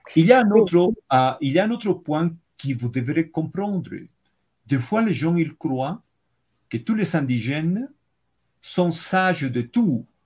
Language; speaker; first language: French; non-native, fluent; Spanish